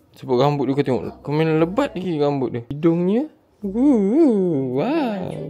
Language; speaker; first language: Malay; native; Malay